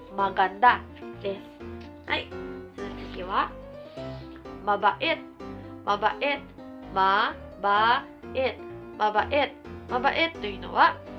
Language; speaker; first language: Japanese; non-native, local second language; Filipino